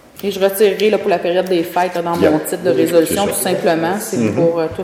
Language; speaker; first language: French; native; French